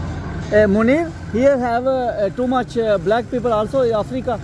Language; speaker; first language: English; non-native, learner; Spanish